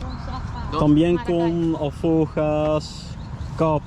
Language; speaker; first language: Spanish; non-native, learner; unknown